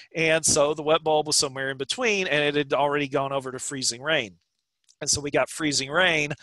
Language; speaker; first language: English; native; English